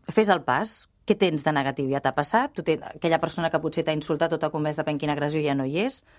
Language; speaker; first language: Catalan; native; Catalan